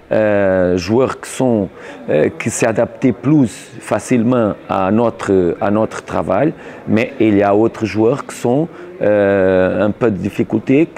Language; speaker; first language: French; non-native, learner; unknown